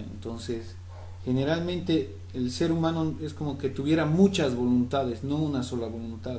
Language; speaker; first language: Spanish; native; Spanish